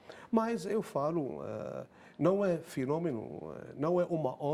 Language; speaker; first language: Portuguese; non-native, fluent; Arabic